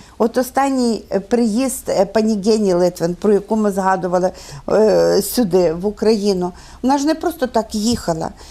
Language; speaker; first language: Ukrainian; native; Ukrainian